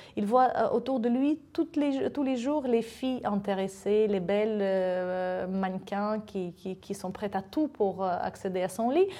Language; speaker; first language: French; non-native, fluent; Russian